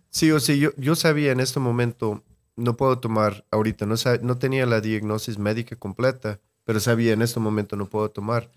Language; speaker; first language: Spanish; non-native, fluent; English